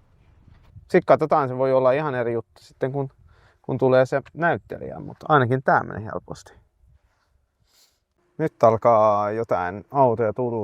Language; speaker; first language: Finnish; non-native, fluent; Swedish